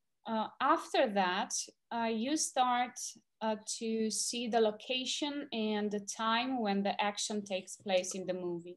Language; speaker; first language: English; non-native, fluent; Romanian